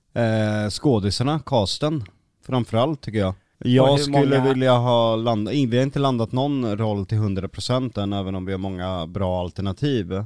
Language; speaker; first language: Swedish; native; Swedish